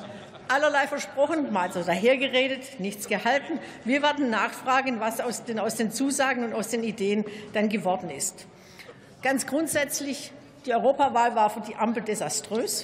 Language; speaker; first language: German; native; German